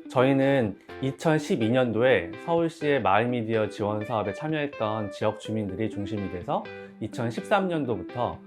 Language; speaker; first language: Korean; native; Korean